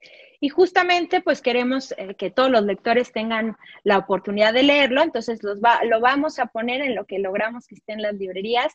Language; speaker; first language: Spanish; native; Spanish